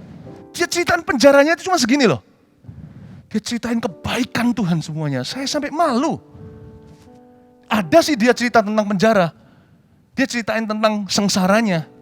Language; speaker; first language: Indonesian; native; Indonesian